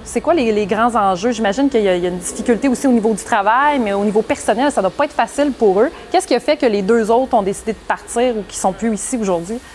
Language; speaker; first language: French; native; French